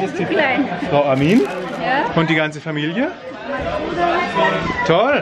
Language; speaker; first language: German; native; German